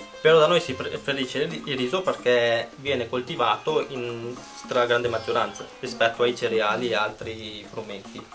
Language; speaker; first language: Italian; non-native, fluent; Punjabi